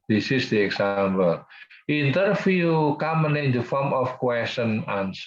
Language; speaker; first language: English; non-native, fluent; Indonesian